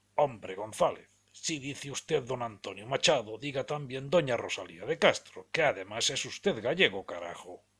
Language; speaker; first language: Spanish; non-native, local second language; Galician